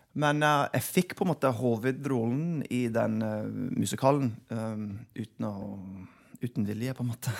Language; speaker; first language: Norwegian; non-native, fluent; English